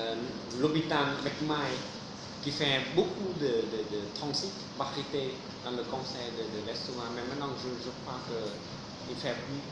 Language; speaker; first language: French; non-native, fluent; Vietnamese